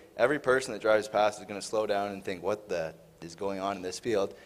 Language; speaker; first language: English; native; English